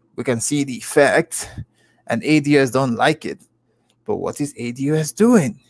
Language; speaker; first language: English; non-native, local second language; Igbo